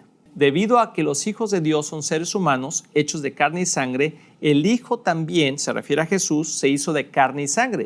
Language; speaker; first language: Spanish; native; Spanish